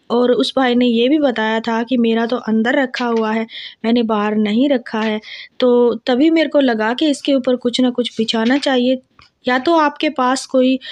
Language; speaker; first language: Hindi; native; Hindi